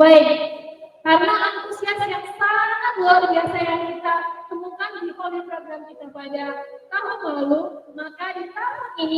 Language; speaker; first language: Indonesian; native; Indonesian